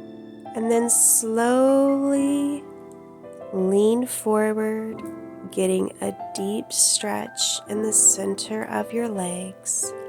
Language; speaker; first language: English; native; English